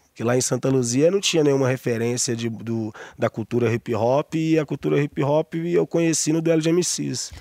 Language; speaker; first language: Portuguese; native; Portuguese